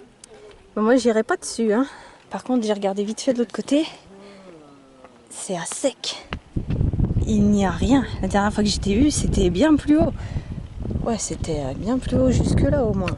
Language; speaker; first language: French; native; French